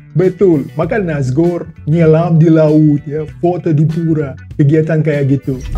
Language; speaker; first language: Indonesian; non-native, fluent; Russian